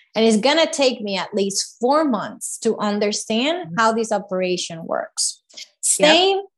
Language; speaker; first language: English; non-native, fluent; Spanish